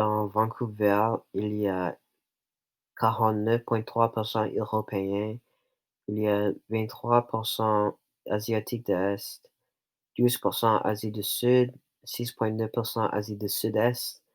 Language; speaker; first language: French; non-native, local second language; English